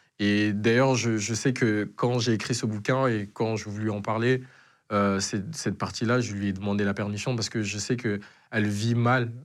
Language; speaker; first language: French; native; French